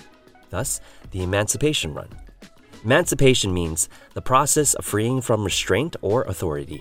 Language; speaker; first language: English; native; English